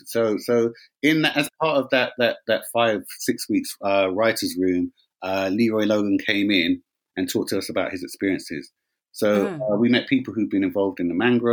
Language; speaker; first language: English; native; English